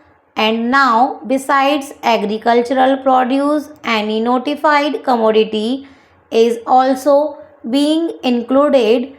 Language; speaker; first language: English; non-native, local second language; Hindi